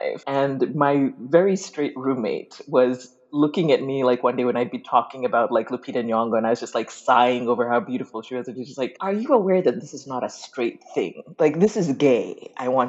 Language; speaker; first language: English; non-native, local second language; Ganda